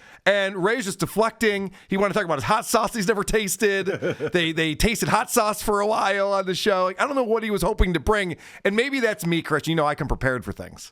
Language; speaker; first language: English; native; English